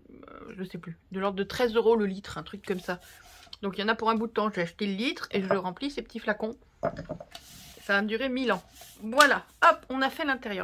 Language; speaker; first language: French; native; French